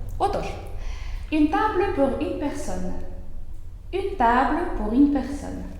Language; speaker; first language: French; non-native, fluent; Ukrainian